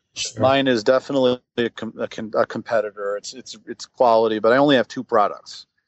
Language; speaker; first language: English; native; English